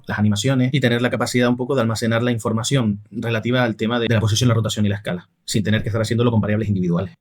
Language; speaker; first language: Spanish; native; Spanish